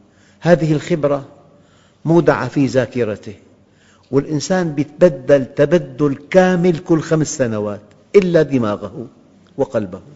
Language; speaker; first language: Arabic; native; Arabic